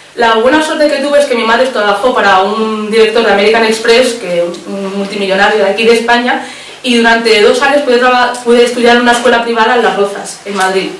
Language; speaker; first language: Spanish; early bilingual, other home language; Arabic